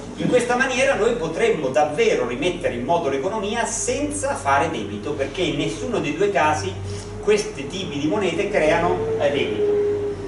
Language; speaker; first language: Italian; native; Italian